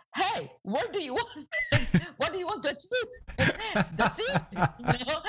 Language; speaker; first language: English; non-native, fluent; Spanish